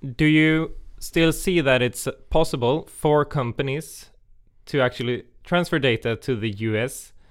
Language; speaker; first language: English; non-native, fluent; Swedish